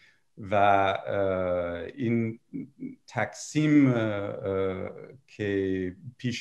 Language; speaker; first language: Persian; non-native, fluent; English